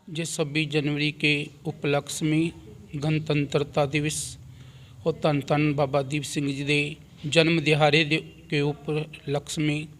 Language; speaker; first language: Hindi; non-native, local second language; Punjabi